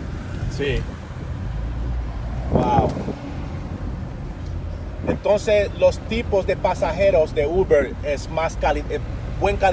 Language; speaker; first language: Spanish; non-native, learner; English